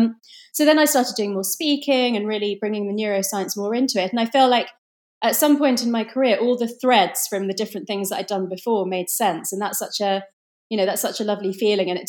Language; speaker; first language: English; native; English